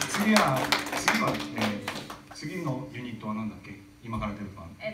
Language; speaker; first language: Japanese; native; Japanese